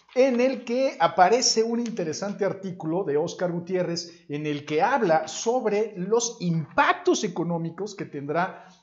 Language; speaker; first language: Spanish; native; Spanish